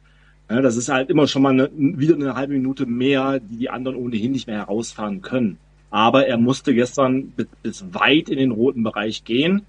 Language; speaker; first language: German; native; German